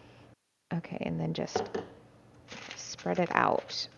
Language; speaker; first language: English; native; English